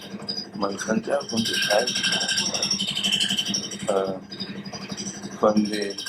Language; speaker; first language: German; non-native, learner; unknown